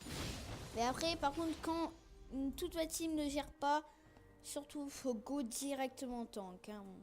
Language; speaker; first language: French; native; French